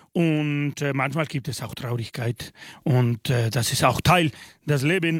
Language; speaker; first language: German; non-native, fluent; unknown